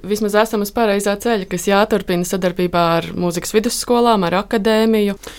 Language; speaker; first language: Latvian; native; Latvian